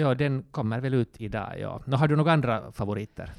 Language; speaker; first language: Swedish; non-native, local second language; Finnish